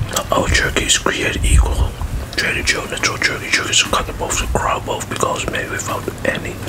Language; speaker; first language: English; non-native, fluent; Dutch